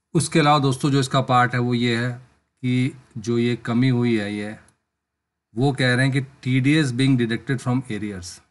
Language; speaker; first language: Hindi; native; Hindi